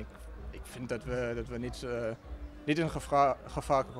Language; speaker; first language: Dutch; non-native, fluent; German